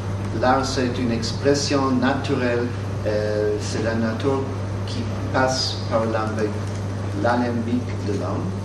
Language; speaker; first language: French; non-native, fluent; English